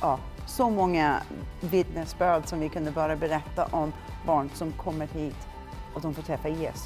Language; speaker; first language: Swedish; non-native, fluent; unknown